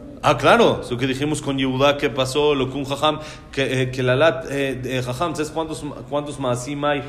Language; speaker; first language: Spanish; native; Spanish